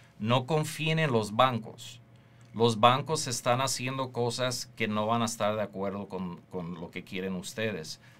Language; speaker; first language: Spanish; early bilingual, heritage; Spanish